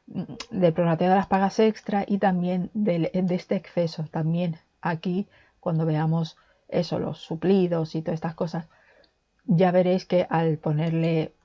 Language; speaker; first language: Spanish; native; Spanish